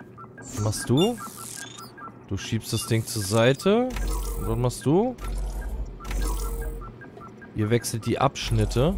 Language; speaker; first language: German; native; German